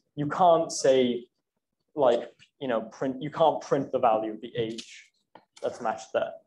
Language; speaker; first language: English; native; English